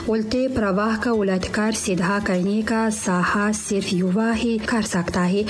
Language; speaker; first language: Hindi; non-native, fluent; Tajik